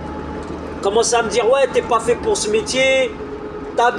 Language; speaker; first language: French; native; French